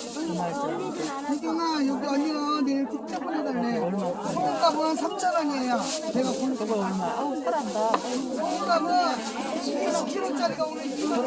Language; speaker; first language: Korean; native; Korean